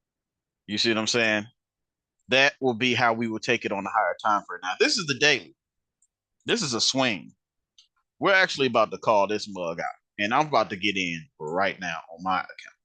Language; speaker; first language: English; native; English